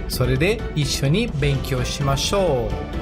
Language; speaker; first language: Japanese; non-native, learner; Portuguese